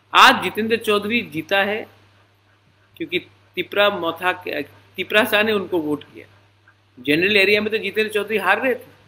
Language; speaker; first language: Hindi; non-native, local second language; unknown